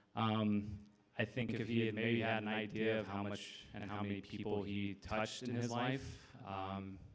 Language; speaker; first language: English; native; English